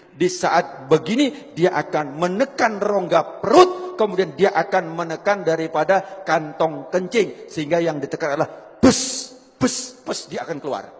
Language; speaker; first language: Indonesian; non-native, local second language; Javanese